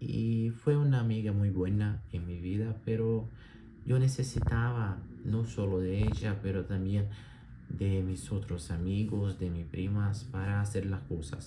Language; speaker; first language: Spanish; non-native, learner; Portuguese